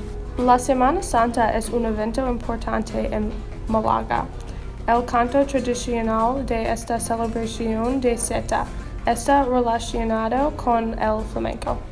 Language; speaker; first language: Spanish; non-native, learner; English